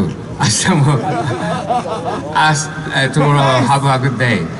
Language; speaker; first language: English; non-native, learner; Japanese